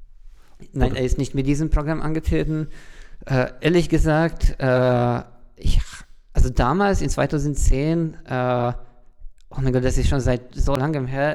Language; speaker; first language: German; non-native, fluent; Hungarian